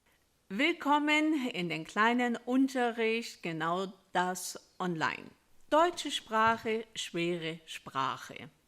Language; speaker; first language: German; non-native, fluent; Portuguese